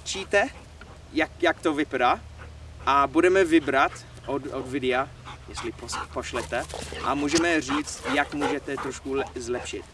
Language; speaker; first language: Czech; non-native, learner; English